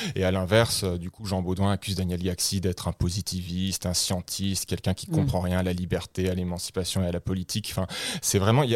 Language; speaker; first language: French; native; French